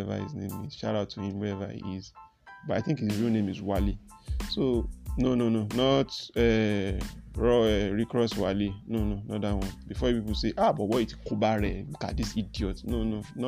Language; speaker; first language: English; non-native, local second language; Yoruba